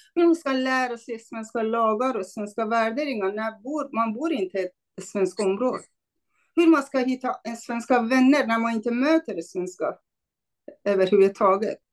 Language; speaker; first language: Swedish; non-native, fluent; Kurdish